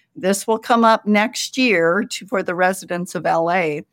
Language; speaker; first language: English; native; English